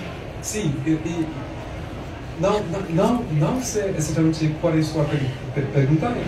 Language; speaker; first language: Portuguese; non-native, learner; French